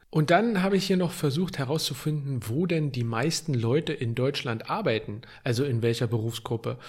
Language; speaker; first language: German; native; German